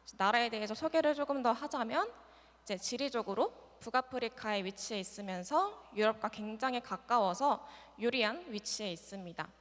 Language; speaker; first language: Korean; native; Korean